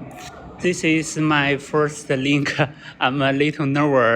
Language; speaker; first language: English; non-native, learner; Chinese